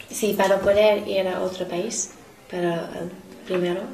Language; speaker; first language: Spanish; non-native, learner; English